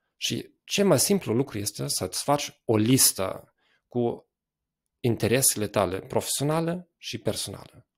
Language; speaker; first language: Romanian; non-native, fluent; German